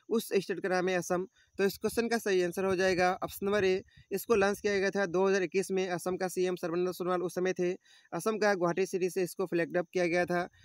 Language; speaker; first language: Hindi; native; Hindi